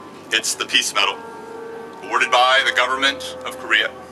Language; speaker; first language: English; native; English